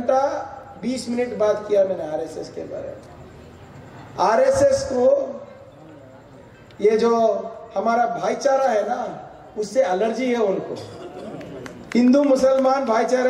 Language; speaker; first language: Hindi; non-native, local second language; Kannada